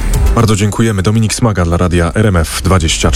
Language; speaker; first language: Polish; native; Polish